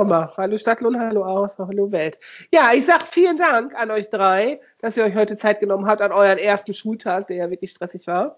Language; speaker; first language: German; native; German